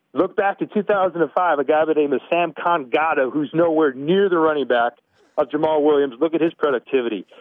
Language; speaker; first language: English; native; English